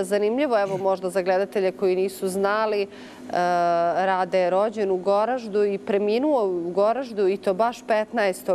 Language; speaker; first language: Bosnian; native; Bosnian